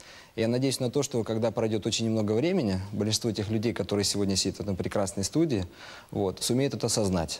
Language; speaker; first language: Russian; native; Russian